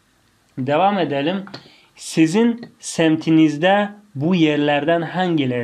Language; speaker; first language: Turkish; non-native, fluent; Tajik